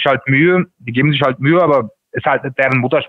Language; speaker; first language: German; native; German